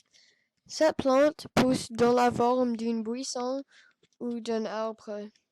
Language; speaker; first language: French; non-native, learner; English